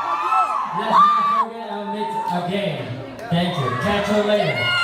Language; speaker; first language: English; non-native, learner; Korean